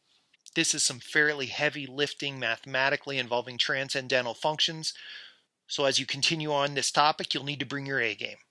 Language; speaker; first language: English; native; English